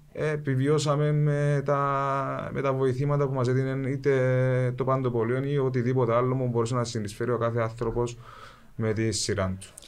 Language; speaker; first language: Greek; early bilingual, other home language; Kurdish